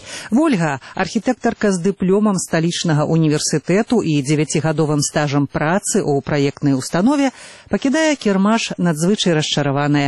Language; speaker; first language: Belarusian; native; Belarusian